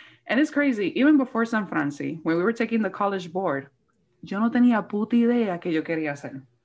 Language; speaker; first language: English; early bilingual, other home language; Spanish